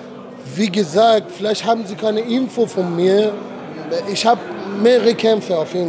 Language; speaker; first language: German; non-native, fluent; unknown